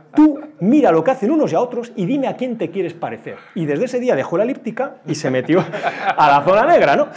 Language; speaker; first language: Spanish; native; Spanish